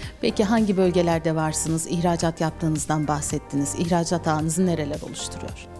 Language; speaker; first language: Turkish; native; Turkish